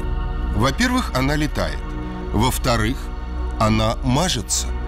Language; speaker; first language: Russian; native; Russian